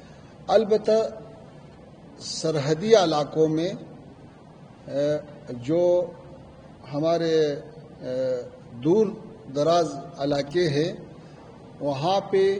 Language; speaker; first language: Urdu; non-native, fluent; Pashto